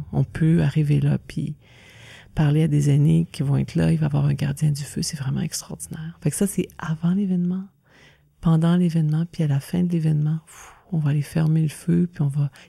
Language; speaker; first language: French; native; French